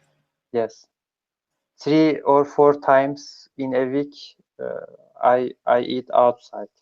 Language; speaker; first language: English; non-native, learner; Turkish